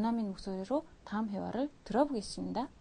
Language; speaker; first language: Korean; non-native, fluent; Mongolian